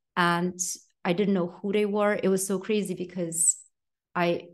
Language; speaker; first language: English; non-native, fluent; Romanian